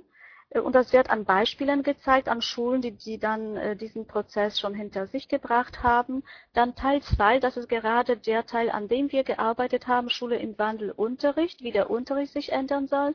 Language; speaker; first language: German; non-native, fluent; Polish